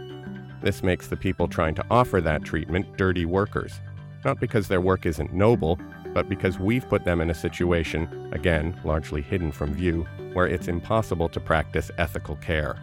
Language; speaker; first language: English; native; English